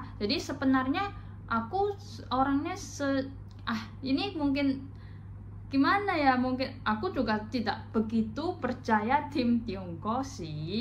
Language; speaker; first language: Indonesian; non-native, fluent; Chinese